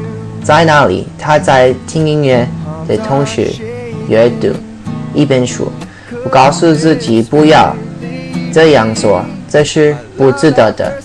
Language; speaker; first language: Chinese; non-native, learner; English